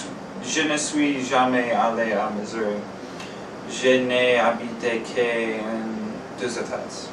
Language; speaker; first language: French; non-native, learner; English